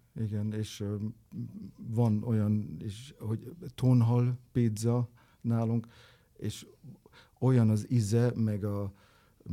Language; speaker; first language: Hungarian; non-native, fluent; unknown